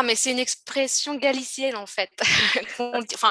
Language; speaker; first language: French; native; French